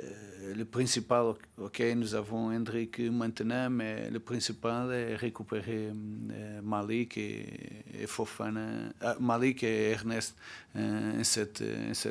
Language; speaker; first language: French; non-native, fluent; Portuguese